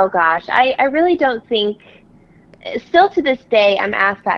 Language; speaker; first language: English; native; English